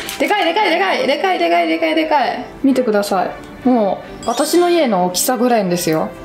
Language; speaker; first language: Japanese; non-native, fluent; Italian